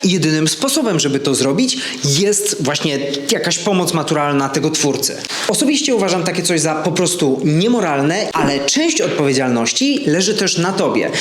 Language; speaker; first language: Polish; native; Polish